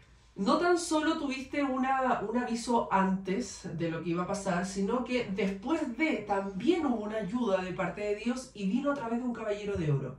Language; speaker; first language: Spanish; native; Spanish